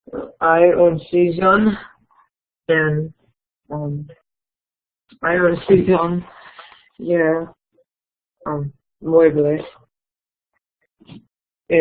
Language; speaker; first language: Spanish; non-native, learner; English